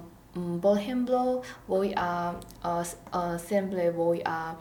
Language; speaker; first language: Spanish; non-native, learner; Chinese